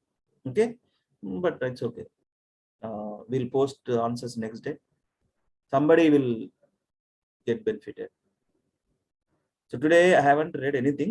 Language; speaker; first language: English; non-native, local second language; Telugu